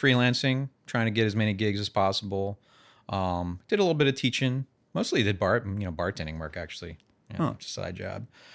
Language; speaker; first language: English; native; English